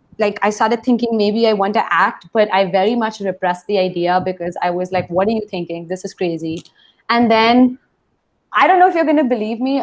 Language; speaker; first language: English; non-native, local second language; Hindi